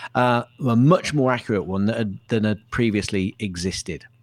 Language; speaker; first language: English; native; English